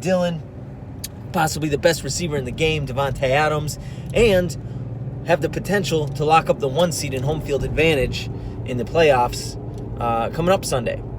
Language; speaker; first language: English; native; English